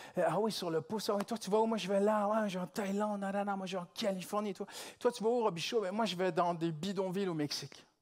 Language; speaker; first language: French; native; French